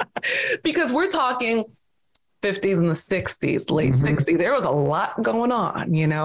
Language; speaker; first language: English; native; English